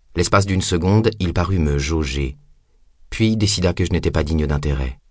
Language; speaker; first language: French; native; French